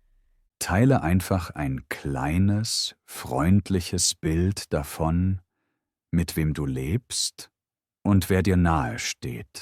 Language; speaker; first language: German; native; German